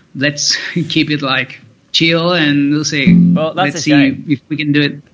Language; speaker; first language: English; non-native, fluent; Spanish